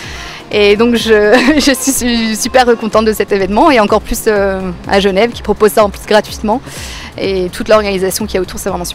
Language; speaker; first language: French; native; French